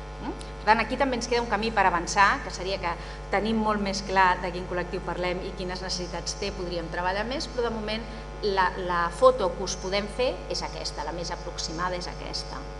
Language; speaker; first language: Catalan; native; Catalan